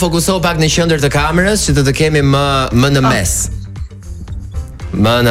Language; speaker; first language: Albanian; native; Albanian